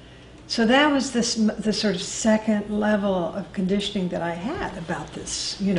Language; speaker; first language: English; native; English